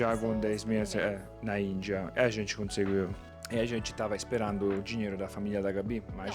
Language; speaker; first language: Portuguese; non-native, fluent; Italian